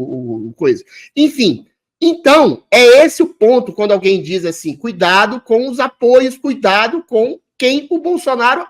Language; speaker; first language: Portuguese; native; Portuguese